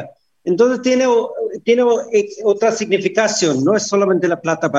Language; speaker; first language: Spanish; non-native, fluent; Hindi